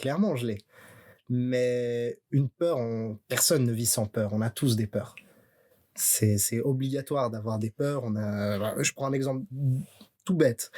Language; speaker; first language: French; native; French